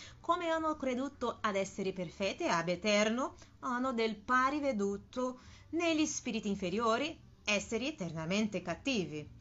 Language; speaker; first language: Italian; non-native, learner; Portuguese